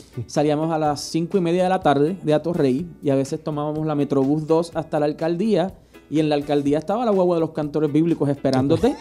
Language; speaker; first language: Spanish; native; Spanish